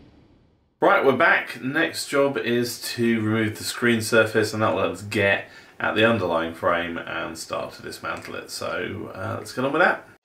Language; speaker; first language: English; native; English